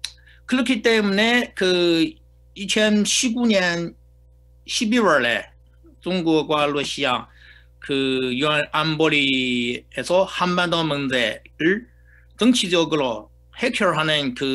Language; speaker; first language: Korean; non-native, fluent; Chinese